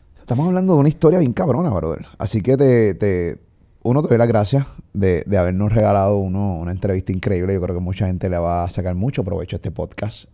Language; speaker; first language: Spanish; native; Spanish